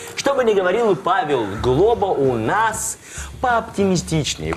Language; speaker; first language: Russian; native; Russian